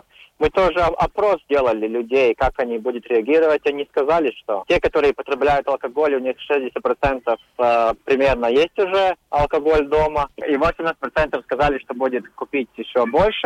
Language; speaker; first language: Russian; non-native, local second language; Latvian